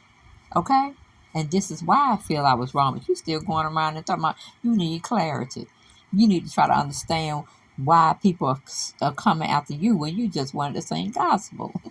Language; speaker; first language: English; native; English